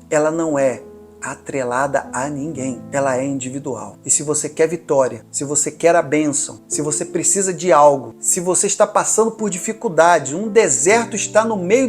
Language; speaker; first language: Portuguese; native; Portuguese